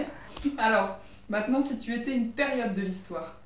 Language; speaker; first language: French; native; French